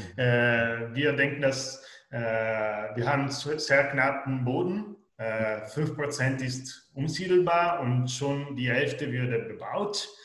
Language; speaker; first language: German; non-native, local second language; Italian